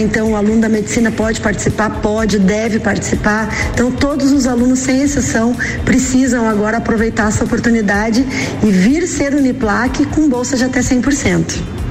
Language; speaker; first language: Portuguese; native; Portuguese